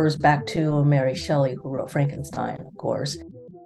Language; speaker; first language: English; early bilingual, other home language; Chinese